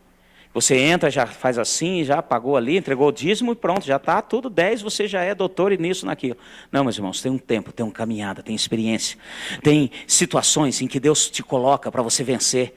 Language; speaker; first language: Portuguese; native; Portuguese